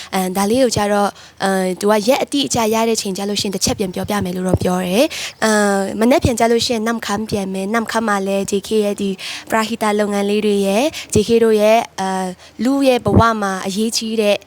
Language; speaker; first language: Burmese; native; Burmese